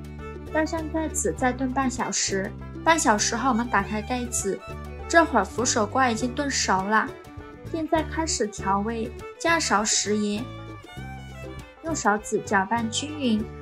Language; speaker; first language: Chinese; native; Chinese